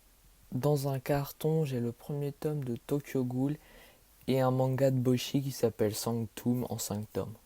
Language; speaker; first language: French; native; French